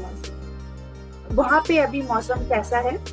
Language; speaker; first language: Hindi; native; Hindi